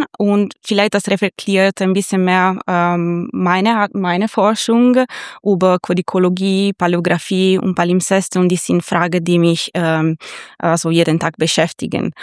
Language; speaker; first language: German; non-native, fluent; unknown